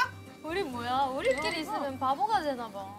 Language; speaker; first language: Korean; native; Korean